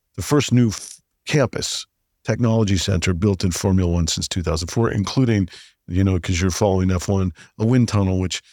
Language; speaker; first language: English; native; English